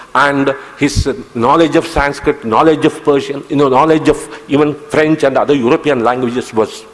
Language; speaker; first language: English; non-native, local second language; Kannada